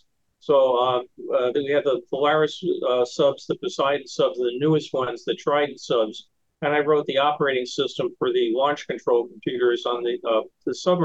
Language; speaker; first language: English; native; English